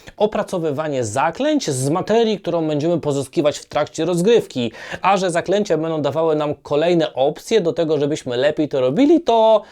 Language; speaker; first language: Polish; native; Polish